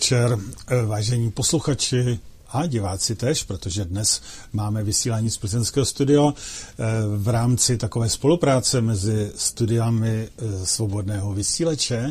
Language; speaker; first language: Czech; native; Czech